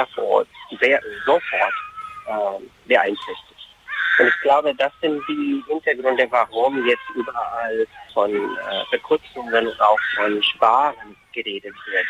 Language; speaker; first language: German; non-native, fluent; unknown